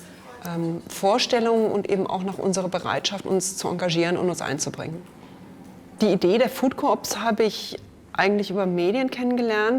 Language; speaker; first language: German; native; German